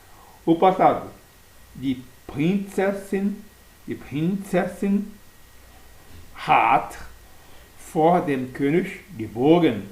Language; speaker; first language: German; non-native, learner; Portuguese